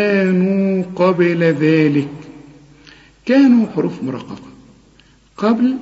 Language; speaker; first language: Arabic; native; Arabic